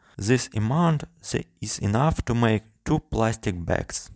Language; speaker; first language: English; non-native, fluent; Russian